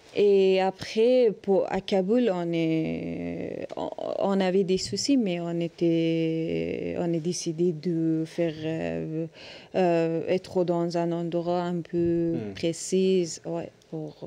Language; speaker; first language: French; non-native, learner; Persian